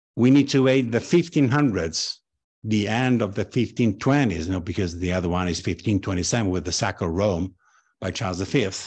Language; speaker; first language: English; non-native, fluent; Italian